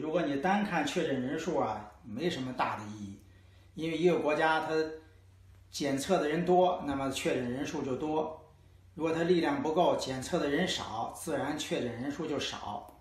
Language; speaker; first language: Chinese; native; Chinese